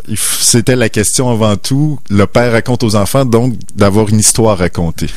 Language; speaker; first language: French; native; French